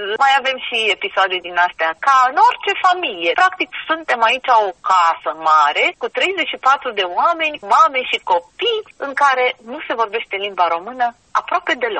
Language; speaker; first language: Romanian; native; Romanian